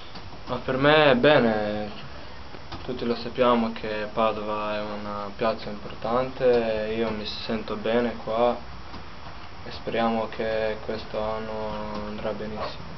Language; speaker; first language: Italian; non-native, fluent; Slovenian